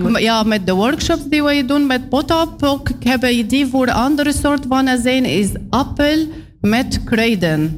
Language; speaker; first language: Dutch; non-native, learner; Arabic